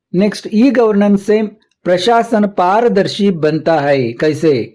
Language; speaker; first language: Hindi; non-native, local second language; Kannada